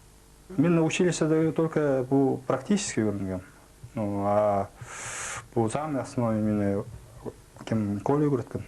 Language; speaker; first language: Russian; non-native, local second language; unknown